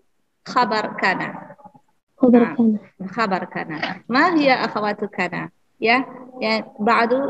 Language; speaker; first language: Arabic; non-native, fluent; Indonesian